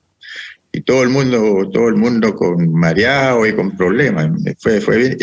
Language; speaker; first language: Spanish; early bilingual, other home language; Italian